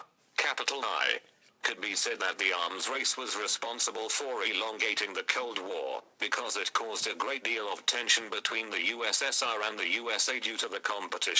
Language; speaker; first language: English; native; English